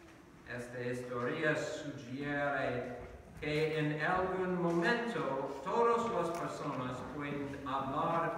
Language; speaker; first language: Spanish; non-native, learner; English